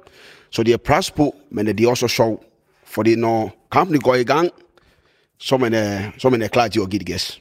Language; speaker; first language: Danish; non-native, fluent; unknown